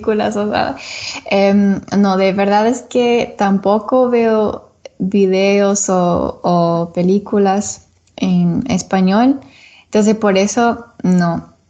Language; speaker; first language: Spanish; non-native, learner; English